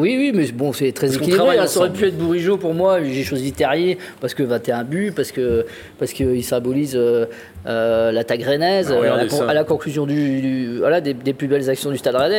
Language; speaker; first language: French; native; French